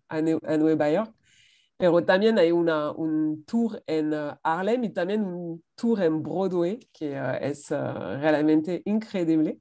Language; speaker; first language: Spanish; non-native, fluent; French